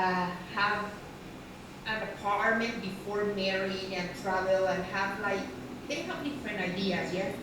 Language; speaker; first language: English; non-native, learner; Spanish